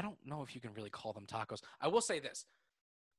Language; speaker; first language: English; native; English